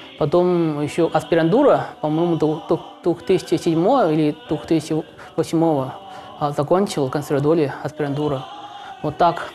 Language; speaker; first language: Russian; non-native, learner; Chinese